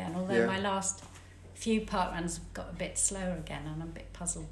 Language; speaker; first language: English; native; English